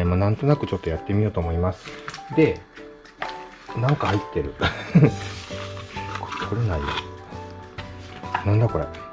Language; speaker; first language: Japanese; native; Japanese